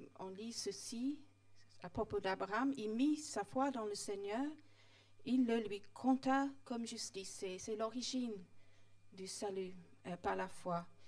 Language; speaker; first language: French; non-native, fluent; English